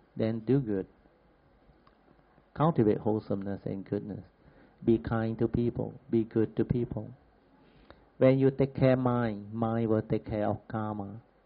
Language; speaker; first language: English; non-native, local second language; Min Nan Chinese